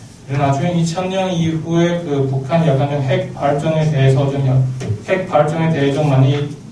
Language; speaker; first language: Korean; non-native, learner; Chinese